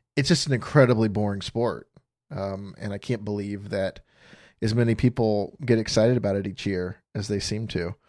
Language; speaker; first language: English; native; English